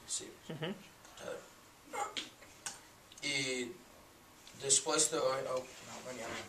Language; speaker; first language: Spanish; non-native, learner; English